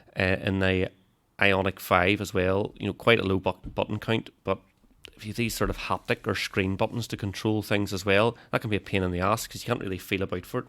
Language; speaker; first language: English; native; English